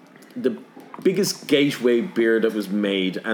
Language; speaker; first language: English; native; English